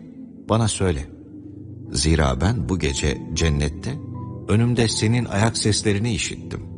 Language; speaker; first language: Turkish; native; Turkish